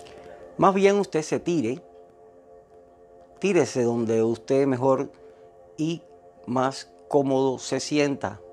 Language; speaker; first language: Spanish; native; Spanish